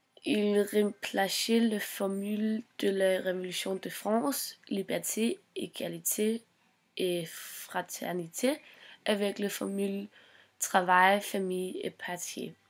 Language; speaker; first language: French; non-native, learner; Norwegian